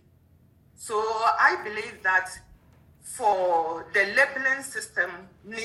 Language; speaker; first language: English; non-native, local second language; Akan